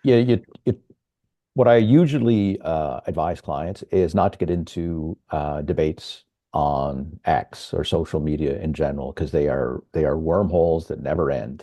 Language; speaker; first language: English; native; English